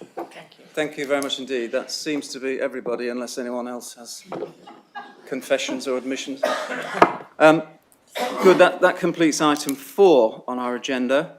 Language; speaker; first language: English; native; English